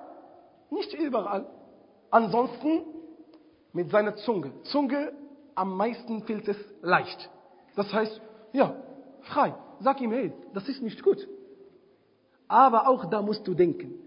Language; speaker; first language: German; non-native, fluent; Arabic